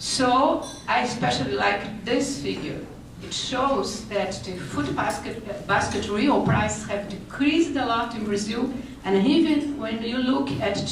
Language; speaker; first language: English; non-native, fluent; Portuguese